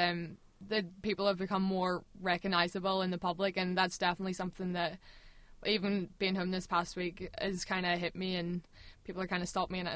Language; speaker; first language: English; native; English